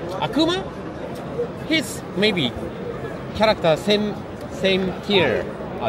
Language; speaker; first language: English; non-native, learner; Japanese